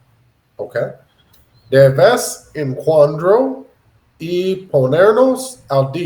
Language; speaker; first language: Spanish; non-native, learner; English